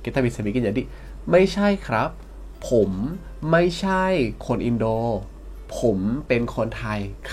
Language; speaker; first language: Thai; non-native, fluent; Indonesian